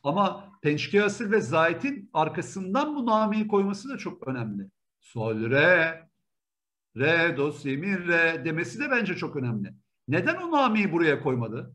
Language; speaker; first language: Turkish; native; Turkish